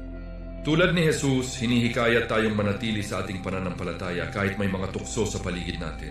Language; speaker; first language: Filipino; native; Filipino